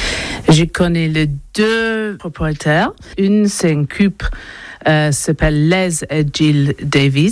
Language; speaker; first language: French; non-native, learner; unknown